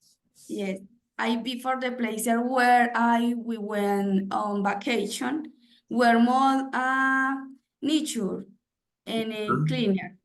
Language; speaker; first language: English; non-native, learner; Spanish